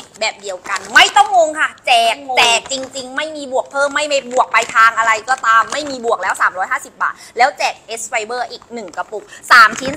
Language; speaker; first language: Thai; native; Thai